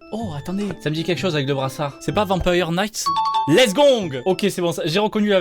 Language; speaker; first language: French; native; French